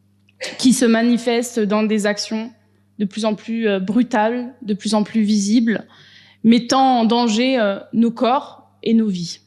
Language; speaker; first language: French; native; French